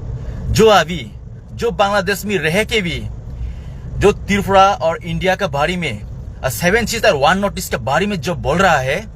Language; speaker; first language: Hindi; non-native, local second language; Kok Borok